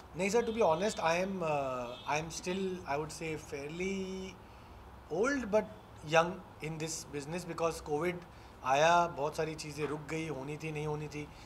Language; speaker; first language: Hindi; early bilingual, heritage; Hindi